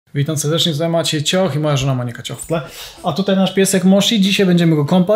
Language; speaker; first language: Polish; native; Polish